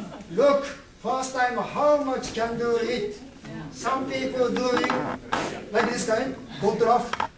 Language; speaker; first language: English; non-native, learner; Japanese